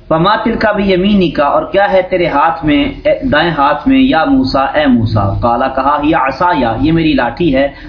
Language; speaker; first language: Urdu; native; Urdu